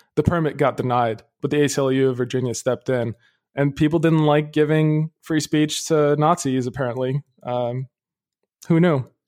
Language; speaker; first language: English; early bilingual, other home language; Arabic